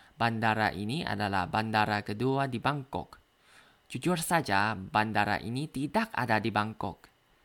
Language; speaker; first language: Indonesian; non-native, learner; Thai